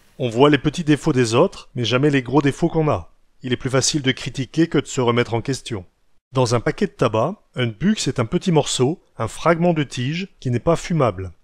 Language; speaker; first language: French; native; French